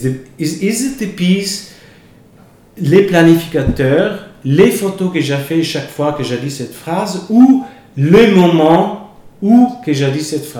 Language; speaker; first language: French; non-native, fluent; Italian